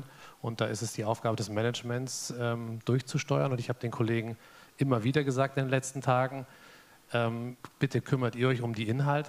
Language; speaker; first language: German; native; German